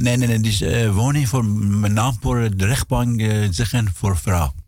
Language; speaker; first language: Dutch; non-native, learner; Persian